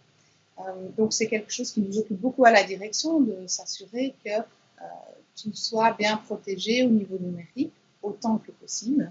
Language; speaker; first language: French; native; French